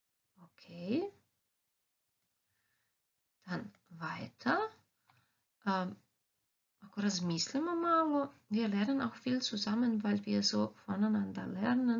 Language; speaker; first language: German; non-native, fluent; Croatian